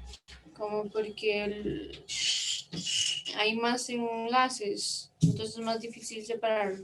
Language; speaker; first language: Spanish; native; Spanish